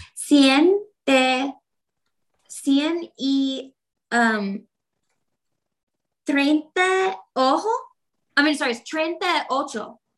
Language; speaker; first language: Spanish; non-native, learner; English